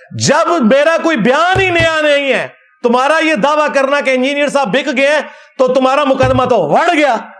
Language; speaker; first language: Urdu; non-native, local second language; Punjabi